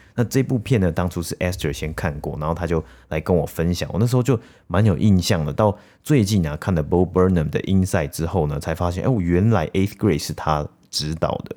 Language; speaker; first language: Chinese; native; Chinese